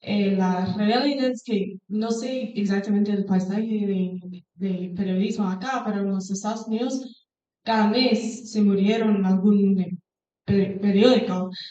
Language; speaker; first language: Spanish; non-native, fluent; English